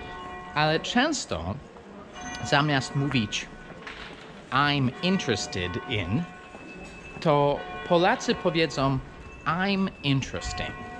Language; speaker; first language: Polish; non-native, fluent; English